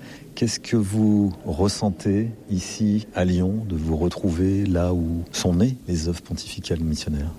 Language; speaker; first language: French; native; French